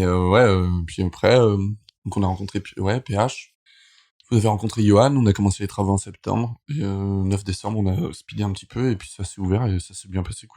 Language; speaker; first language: French; native; French